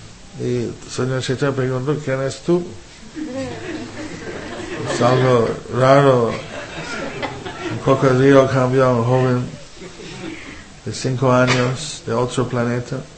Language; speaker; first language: Spanish; non-native, fluent; English